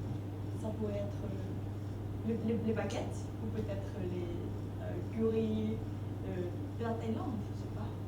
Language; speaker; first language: French; non-native, fluent; Thai